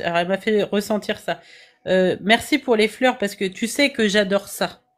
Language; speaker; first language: French; native; French